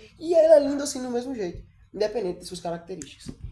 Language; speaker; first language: Portuguese; native; Portuguese